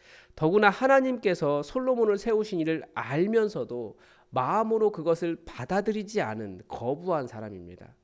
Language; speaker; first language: Korean; native; Korean